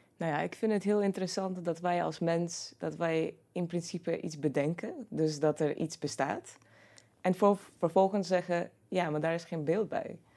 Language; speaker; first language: Dutch; non-native, fluent; Croatian